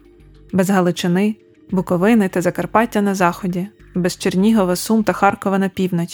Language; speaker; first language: Ukrainian; native; Ukrainian